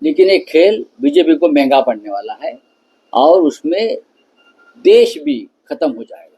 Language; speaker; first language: Hindi; non-native, local second language; Marathi